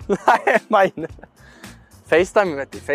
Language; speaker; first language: Swedish; non-native, learner; Norwegian